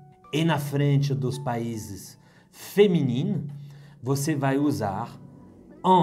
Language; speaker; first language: Portuguese; non-native, fluent; French